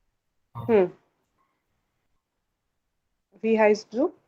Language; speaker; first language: German; non-native, fluent; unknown